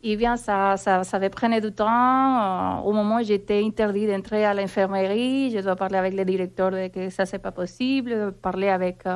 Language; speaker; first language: French; non-native, fluent; Spanish